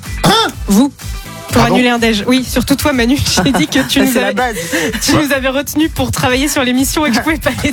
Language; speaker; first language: French; native; French